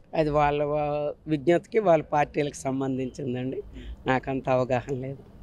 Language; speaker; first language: Telugu; native; Telugu